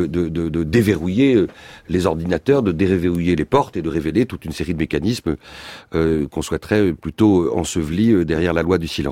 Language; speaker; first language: French; native; French